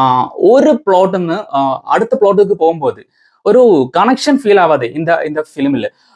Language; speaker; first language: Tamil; non-native, learner; Malayalam